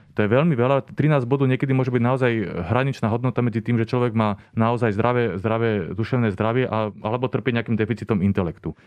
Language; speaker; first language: Slovak; native; Slovak